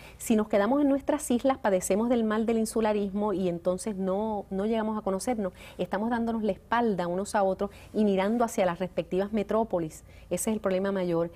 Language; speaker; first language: Spanish; native; Spanish